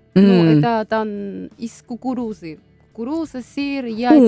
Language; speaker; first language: Russian; non-native, learner; Spanish